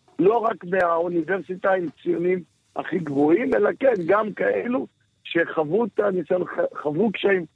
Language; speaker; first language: Hebrew; native; Hebrew